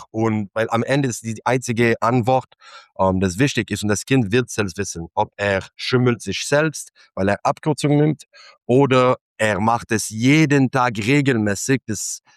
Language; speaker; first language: German; non-native, fluent; English